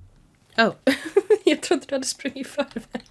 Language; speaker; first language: Swedish; native; Swedish